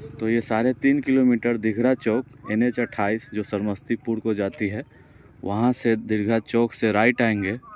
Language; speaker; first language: Hindi; native; Hindi